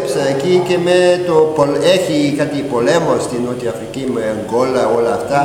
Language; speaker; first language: Greek; non-native, learner; English